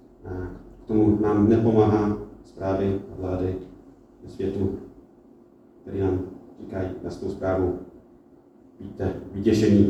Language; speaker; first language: Czech; non-native, fluent; English